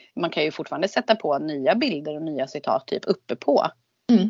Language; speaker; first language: Swedish; native; Swedish